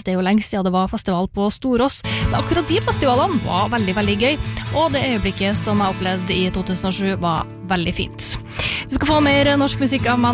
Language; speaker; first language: Norwegian; native; Norwegian